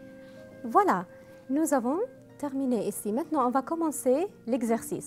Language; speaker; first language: French; non-native, fluent; Arabic